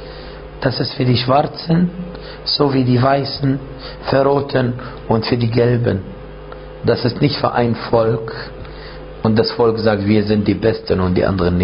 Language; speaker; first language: German; non-native, fluent; Arabic